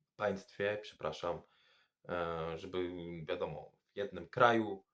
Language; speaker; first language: Polish; non-native, fluent; French